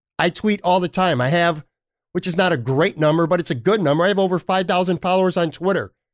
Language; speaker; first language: English; native; English